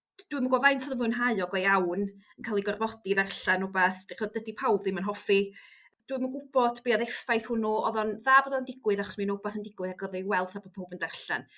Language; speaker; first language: Welsh; native; Welsh